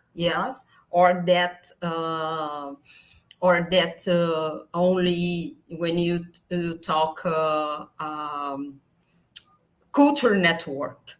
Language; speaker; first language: English; non-native, learner; Portuguese